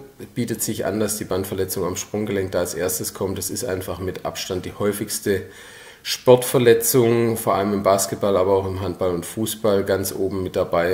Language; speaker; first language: German; native; German